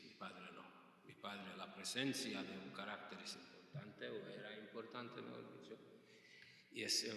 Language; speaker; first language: Spanish; non-native, fluent; Hungarian